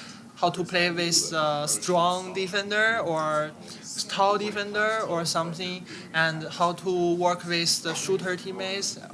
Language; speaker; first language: English; non-native, learner; Chinese